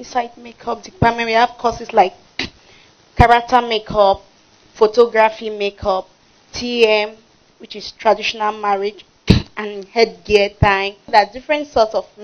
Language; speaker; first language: English; non-native, local second language; French